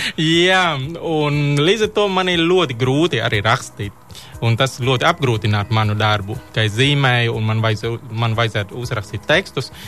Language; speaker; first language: Latvian; non-native, fluent; Vietnamese